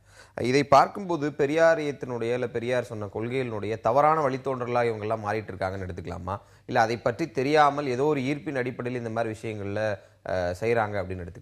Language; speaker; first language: Tamil; native; Tamil